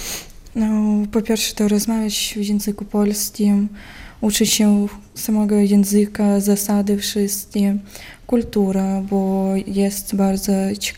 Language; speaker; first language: Polish; non-native, learner; Russian